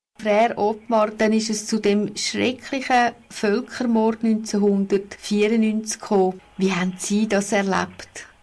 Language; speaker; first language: German; native; German